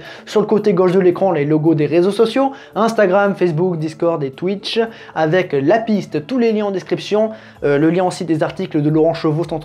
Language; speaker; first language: French; native; French